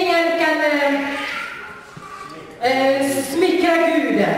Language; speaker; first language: Swedish; non-native, fluent; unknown